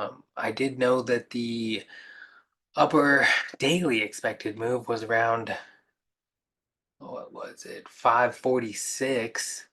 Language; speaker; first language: English; native; English